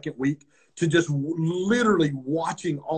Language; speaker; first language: English; native; English